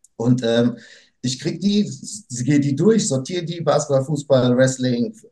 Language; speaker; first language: German; early bilingual, other home language; Portuguese